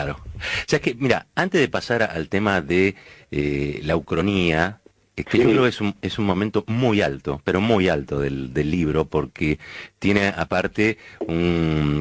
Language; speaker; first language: Spanish; native; Spanish